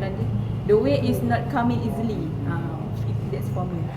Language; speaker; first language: English; non-native, learner; Malay